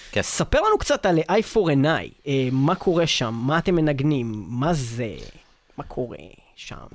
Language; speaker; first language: Hebrew; native; Hebrew